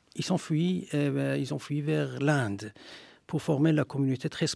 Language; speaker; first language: French; non-native, fluent; Persian